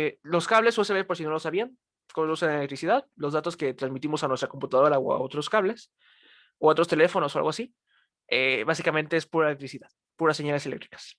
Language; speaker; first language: Spanish; native; Spanish